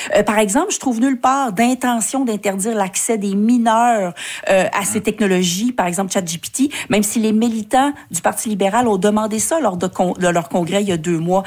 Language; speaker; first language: French; native; French